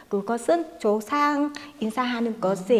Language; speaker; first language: Korean; non-native, fluent; Vietnamese